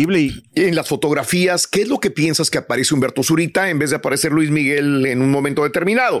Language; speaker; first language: Spanish; native; Spanish